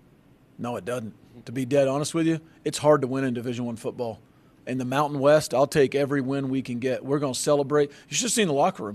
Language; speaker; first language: English; native; English